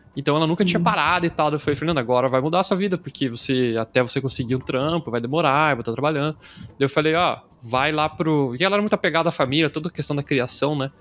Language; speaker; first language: Portuguese; native; Portuguese